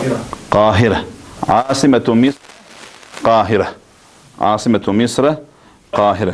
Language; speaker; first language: Arabic; non-native, fluent; Bosnian